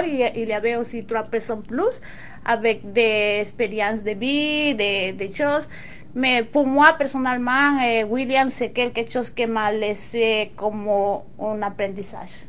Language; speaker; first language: French; non-native, local second language; Spanish